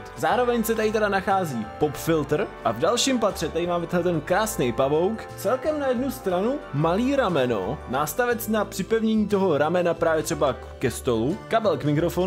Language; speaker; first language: Czech; native; Czech